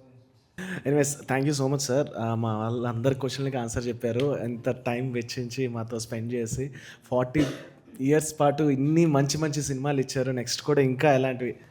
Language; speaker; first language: Telugu; native; Telugu